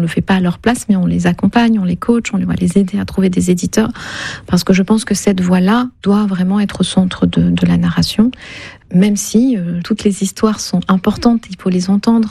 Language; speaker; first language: French; non-native, local second language; Kinyarwanda